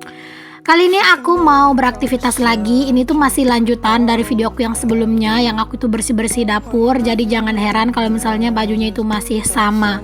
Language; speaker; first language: Indonesian; native; Indonesian